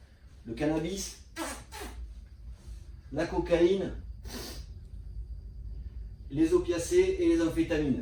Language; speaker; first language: French; native; French